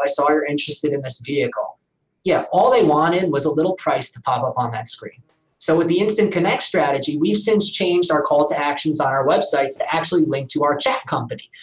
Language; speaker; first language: English; native; English